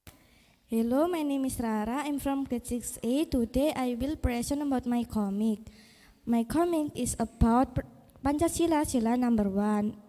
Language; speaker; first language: English; non-native, learner; Indonesian